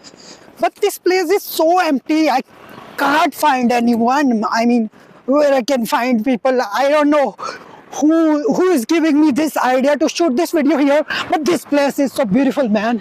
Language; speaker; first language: English; non-native, learner; Hindi